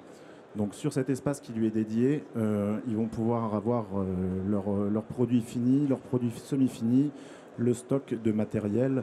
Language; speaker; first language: French; native; French